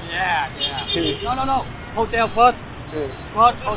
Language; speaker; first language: English; non-native, learner; Vietnamese